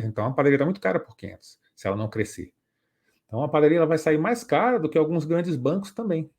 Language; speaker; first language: Portuguese; native; Portuguese